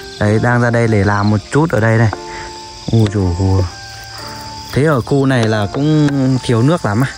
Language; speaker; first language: Vietnamese; native; Vietnamese